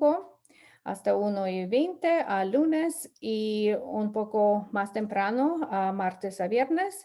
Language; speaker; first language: Spanish; non-native, fluent; English